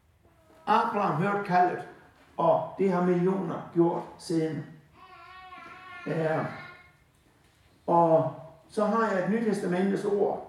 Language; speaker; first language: Danish; native; Danish